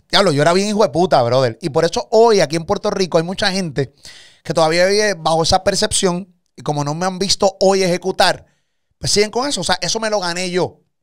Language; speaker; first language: Spanish; native; Spanish